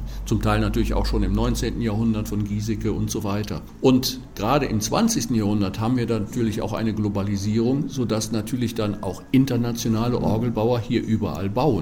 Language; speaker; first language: German; native; German